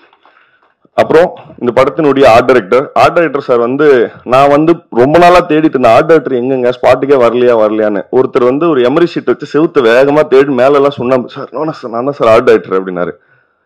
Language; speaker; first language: Tamil; native; Tamil